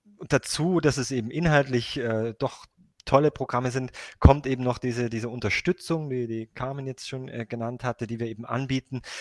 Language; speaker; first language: German; native; German